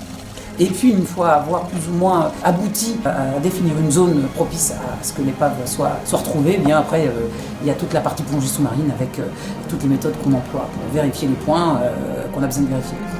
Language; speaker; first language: French; native; French